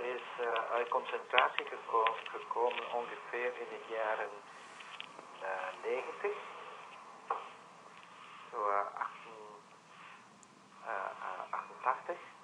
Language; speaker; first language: Dutch; non-native, learner; Vietnamese